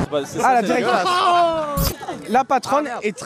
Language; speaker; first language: French; native; French